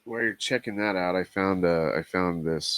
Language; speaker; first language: English; native; English